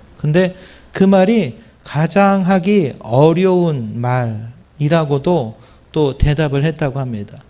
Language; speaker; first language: Korean; native; Korean